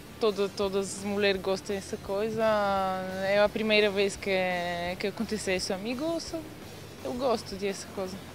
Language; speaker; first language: Portuguese; non-native, learner; Bulgarian